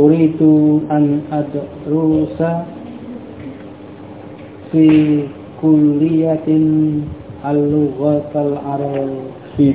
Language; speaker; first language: Arabic; non-native, learner; Indonesian